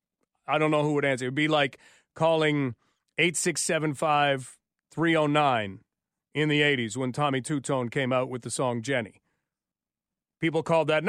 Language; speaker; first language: English; native; English